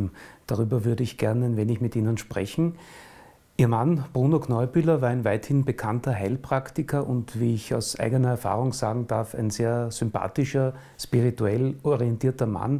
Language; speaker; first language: German; native; German